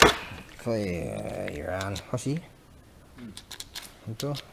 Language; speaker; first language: Japanese; non-native, learner; English